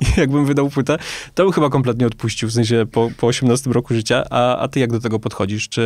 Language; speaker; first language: Polish; native; Polish